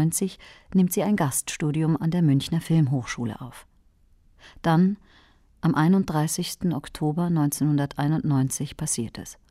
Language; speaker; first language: German; native; German